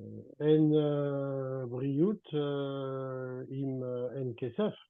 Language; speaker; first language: Hebrew; non-native, learner; French